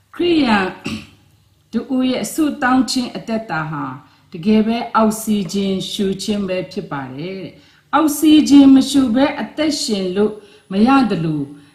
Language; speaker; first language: Burmese; non-native, local second language; Kachin